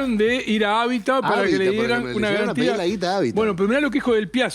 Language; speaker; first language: Spanish; native; Spanish